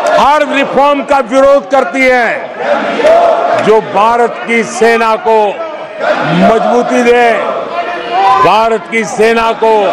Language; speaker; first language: Hindi; non-native, local second language; Gujarati